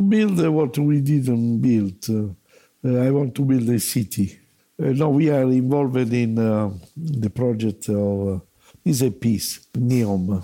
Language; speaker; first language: English; non-native, learner; Italian